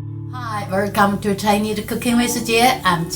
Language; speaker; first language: English; non-native, learner; Chinese